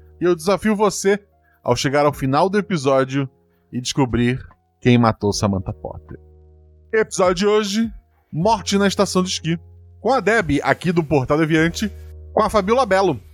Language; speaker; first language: Portuguese; native; Portuguese